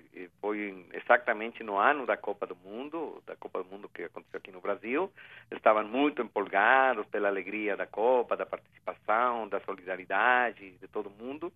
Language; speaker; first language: Portuguese; non-native, fluent; Spanish